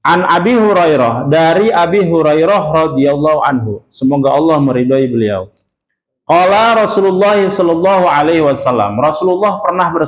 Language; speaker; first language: Indonesian; non-native, local second language; Sundanese